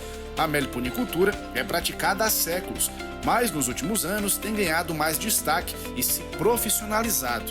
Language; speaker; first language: Portuguese; native; Portuguese